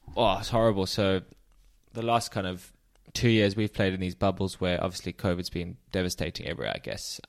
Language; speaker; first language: English; native; English